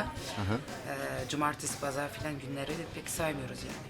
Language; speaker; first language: Turkish; early bilingual, heritage; Turkish